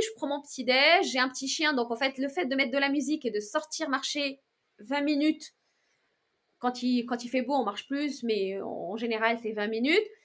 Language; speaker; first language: French; non-native, local second language; Arabic